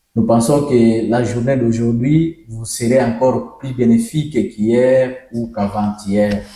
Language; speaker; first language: French; non-native, local second language; Swahili